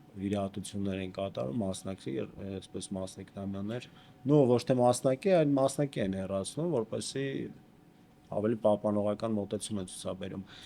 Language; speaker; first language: Armenian; native; Armenian